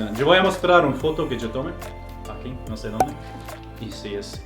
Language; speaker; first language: Spanish; non-native, fluent; German